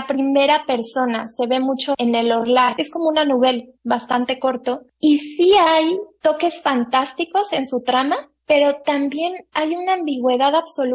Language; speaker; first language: Spanish; native; Spanish